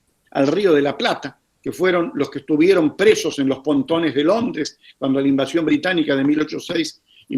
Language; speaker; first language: Spanish; native; Spanish